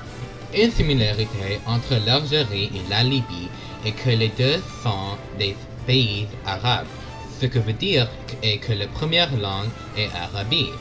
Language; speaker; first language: French; non-native, learner; English